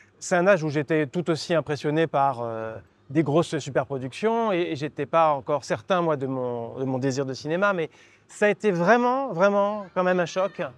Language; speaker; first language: French; native; French